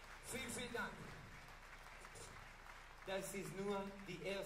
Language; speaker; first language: German; non-native, learner; Hebrew